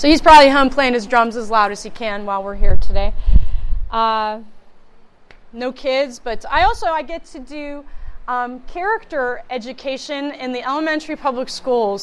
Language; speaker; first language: English; native; English